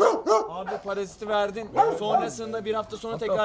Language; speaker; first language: Turkish; native; Turkish